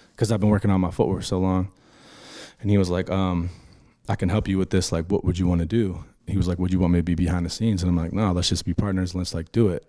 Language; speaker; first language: English; native; English